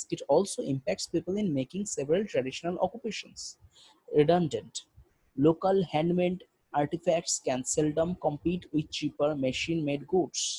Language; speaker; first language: English; non-native, local second language; Bangla